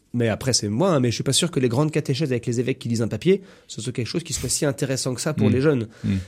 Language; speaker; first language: French; native; French